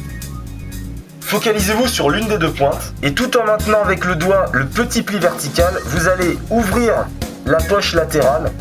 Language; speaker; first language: French; native; French